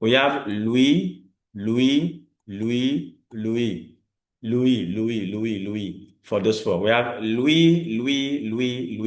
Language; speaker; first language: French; non-native, fluent; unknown